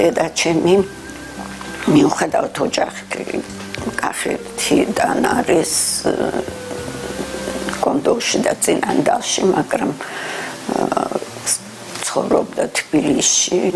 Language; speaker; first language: Georgian; early bilingual, heritage; Georgian